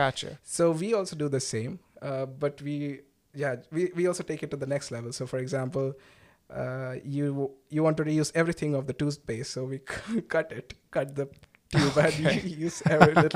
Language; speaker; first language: English; non-native, local second language; Malayalam